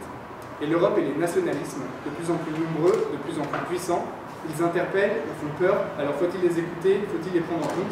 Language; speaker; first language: French; native; French